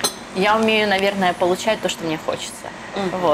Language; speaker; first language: Russian; native; Russian